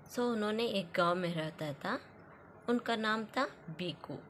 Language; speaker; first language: Hindi; non-native, local second language; Kannada